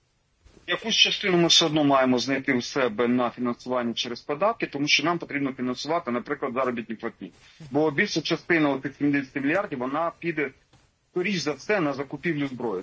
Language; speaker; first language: Ukrainian; native; Ukrainian